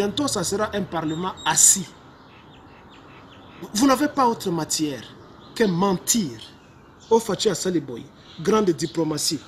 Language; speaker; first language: French; non-native, local second language; Lingala